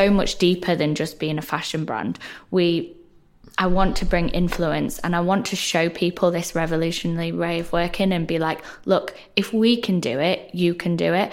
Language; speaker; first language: English; native; English